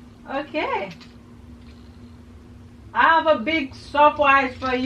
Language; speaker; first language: English; non-native, learner; Haitian Creole